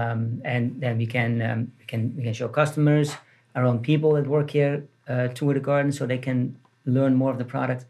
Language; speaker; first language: English; non-native, fluent; Dutch